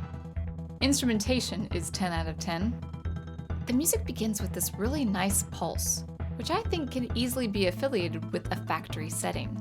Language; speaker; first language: English; native; English